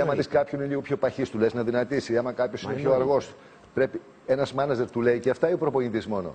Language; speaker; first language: Greek; native; Greek